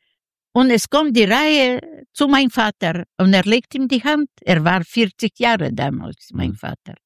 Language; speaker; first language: German; non-native, fluent; Yiddish